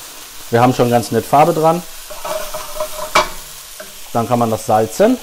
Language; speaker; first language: German; native; German